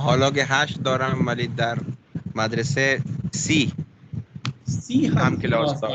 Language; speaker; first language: Persian; non-native, learner; Urdu